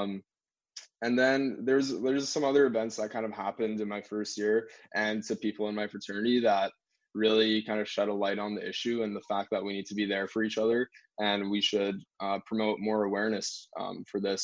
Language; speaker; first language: English; native; English